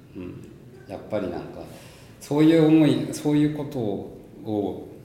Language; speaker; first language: Japanese; early bilingual, heritage; Japanese